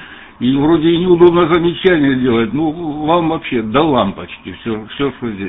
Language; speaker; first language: Russian; native; Russian